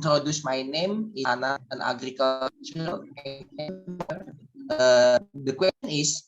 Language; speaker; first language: English; non-native, learner; Indonesian